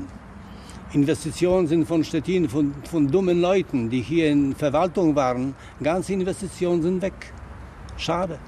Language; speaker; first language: German; non-native, fluent; Polish